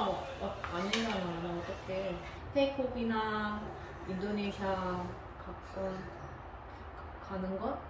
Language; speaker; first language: Korean; non-native, learner; Indonesian